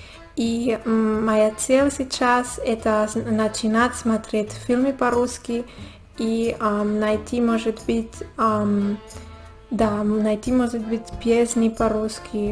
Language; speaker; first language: Russian; non-native, learner; Spanish